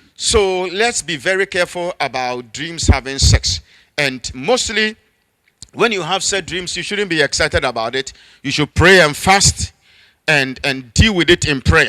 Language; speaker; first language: English; non-native, local second language; Akan